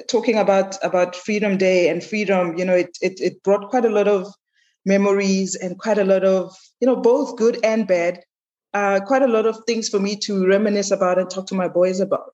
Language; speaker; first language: English; non-native, local second language; Zulu